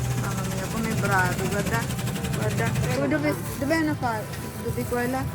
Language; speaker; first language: Italian; non-native, learner; Filipino